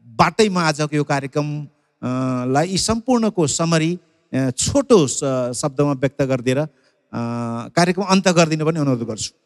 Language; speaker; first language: Nepali; native; Nepali